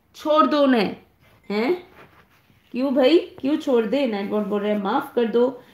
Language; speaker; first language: Hindi; non-native, local second language; Bangla